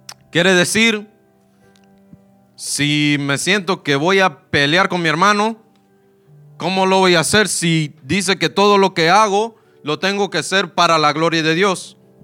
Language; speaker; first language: Spanish; early bilingual, heritage; Spanish